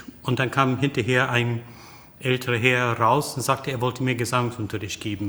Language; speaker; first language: German; non-native, fluent; English